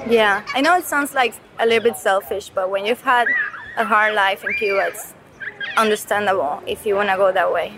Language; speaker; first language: English; non-native, fluent; Spanish